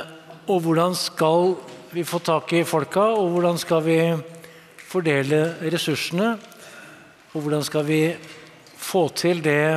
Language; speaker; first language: Norwegian; native; Norwegian